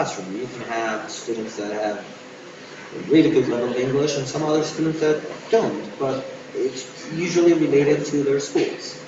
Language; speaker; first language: English; non-native, fluent; Spanish